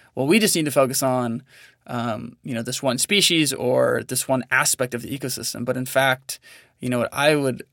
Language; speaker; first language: English; native; English